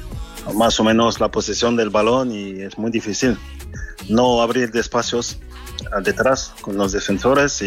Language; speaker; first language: Spanish; non-native, fluent; French